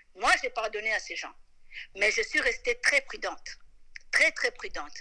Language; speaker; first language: French; non-native, local second language; Lingala